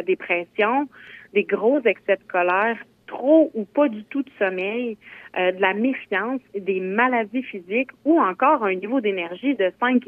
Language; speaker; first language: French; native; French